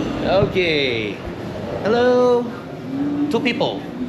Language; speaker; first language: English; non-native, learner; Korean